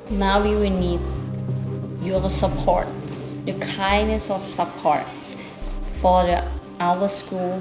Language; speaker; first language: English; non-native, learner; Thai